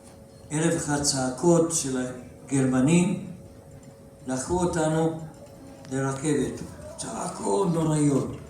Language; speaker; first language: Hebrew; non-native, fluent; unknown